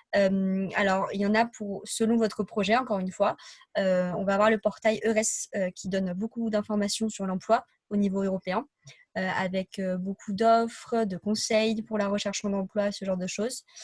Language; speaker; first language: French; native; French